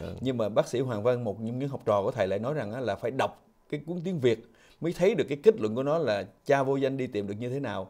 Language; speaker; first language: Vietnamese; native; Vietnamese